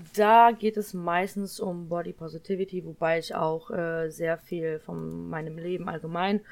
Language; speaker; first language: German; early bilingual, other home language; Polish